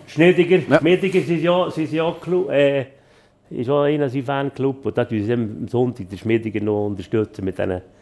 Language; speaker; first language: German; native; German